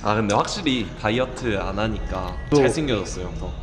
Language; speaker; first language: Korean; native; Korean